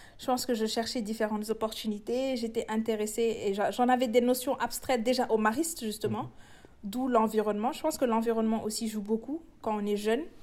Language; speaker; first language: French; non-native, local second language; Wolof